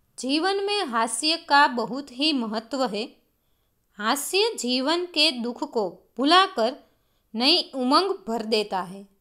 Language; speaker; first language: Hindi; non-native, local second language; Gujarati